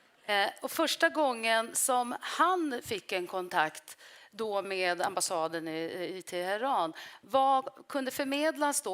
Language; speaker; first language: Swedish; native; Swedish